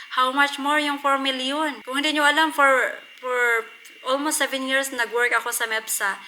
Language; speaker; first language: Filipino; non-native, local second language; Cebuano